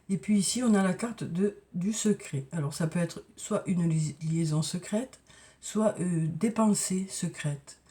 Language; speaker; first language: French; native; French